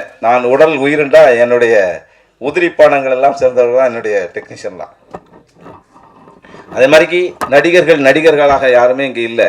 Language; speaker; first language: Tamil; native; Tamil